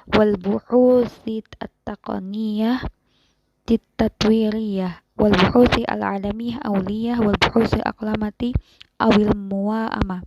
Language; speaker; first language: Arabic; non-native, learner; Indonesian